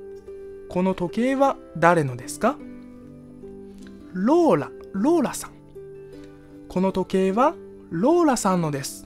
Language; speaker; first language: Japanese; non-native, fluent; Chinese